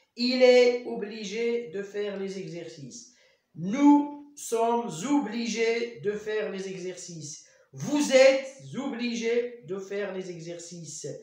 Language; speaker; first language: French; non-native, local second language; Arabic